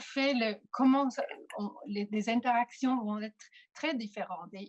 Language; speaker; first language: French; non-native, fluent; Spanish